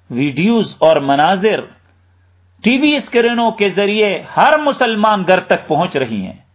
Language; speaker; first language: Urdu; native; Urdu